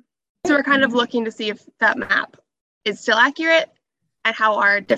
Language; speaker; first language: English; native; English